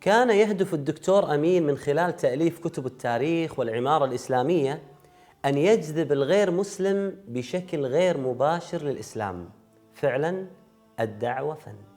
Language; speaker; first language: Arabic; native; Arabic